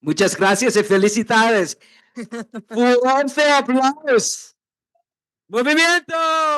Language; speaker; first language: Spanish; non-native, learner; English